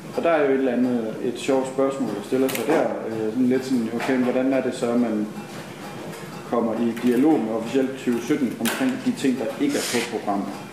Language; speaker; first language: Danish; native; Danish